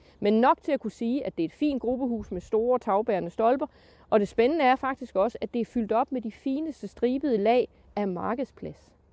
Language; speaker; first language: Danish; native; Danish